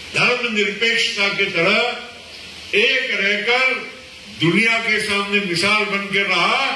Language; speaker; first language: Hindi; non-native, local second language; Marathi